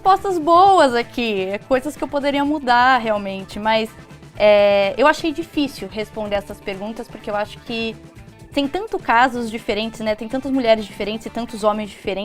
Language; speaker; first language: Portuguese; native; Portuguese